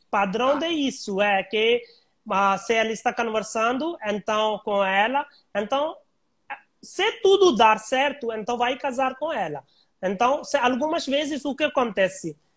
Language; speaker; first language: Portuguese; non-native, learner; Hindi